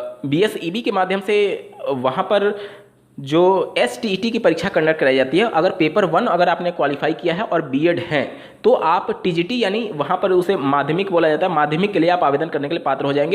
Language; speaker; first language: Hindi; native; Hindi